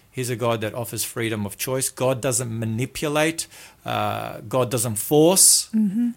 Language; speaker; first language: English; native; English